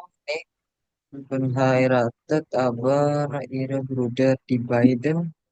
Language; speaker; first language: German; non-native, learner; Indonesian